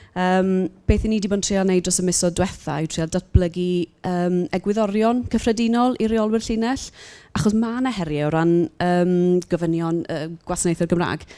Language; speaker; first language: Welsh; native; Welsh